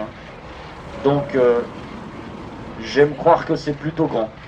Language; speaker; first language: French; native; French